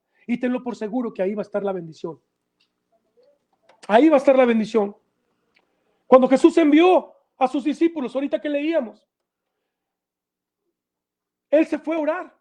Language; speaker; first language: Spanish; native; Spanish